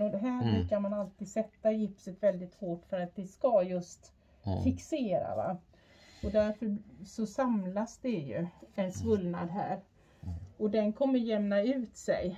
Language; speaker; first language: Swedish; native; Swedish